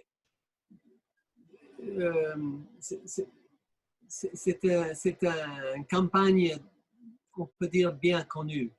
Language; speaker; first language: French; non-native, fluent; English